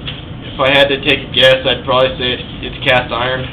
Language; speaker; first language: English; native; English